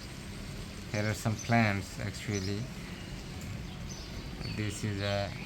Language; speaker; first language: English; non-native, learner; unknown